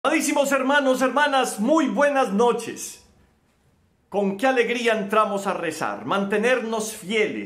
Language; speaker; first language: Spanish; native; Spanish